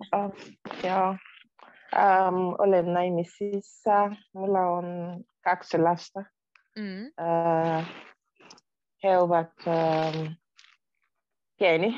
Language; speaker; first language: Finnish; non-native, learner; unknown